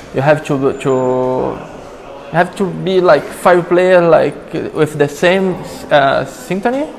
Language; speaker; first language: English; non-native, learner; Portuguese